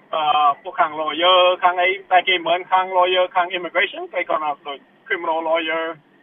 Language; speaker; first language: Khmer; early bilingual, heritage; Khmer